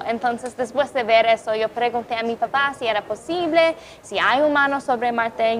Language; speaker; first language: Spanish; non-native, fluent; English